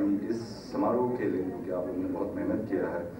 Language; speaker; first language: Hindi; native; Hindi